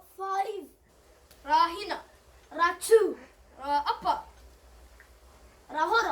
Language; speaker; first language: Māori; non-native, learner; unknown